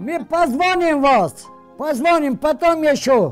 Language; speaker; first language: Russian; non-native, local second language; Armenian